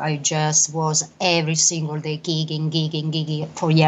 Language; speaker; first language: English; non-native, learner; Italian